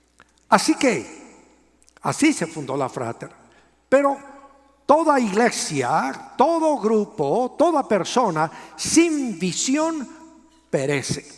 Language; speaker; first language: Spanish; native; Spanish